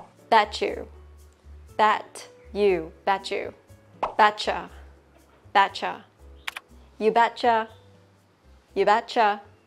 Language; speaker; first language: English; non-native, local second language; Cantonese